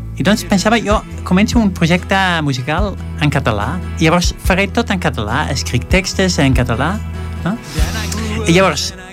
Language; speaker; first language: Catalan; non-native, fluent; Dutch